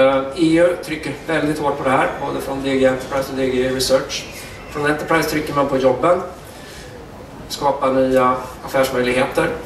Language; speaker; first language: Swedish; native; Swedish